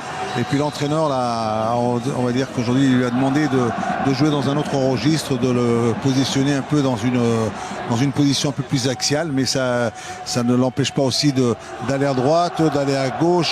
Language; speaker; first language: French; native; French